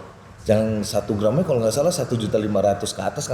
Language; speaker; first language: Indonesian; native; Indonesian